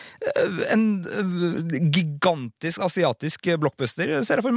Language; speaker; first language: Norwegian; native; Norwegian